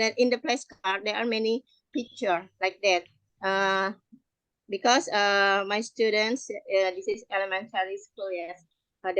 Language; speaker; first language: English; non-native, learner; Indonesian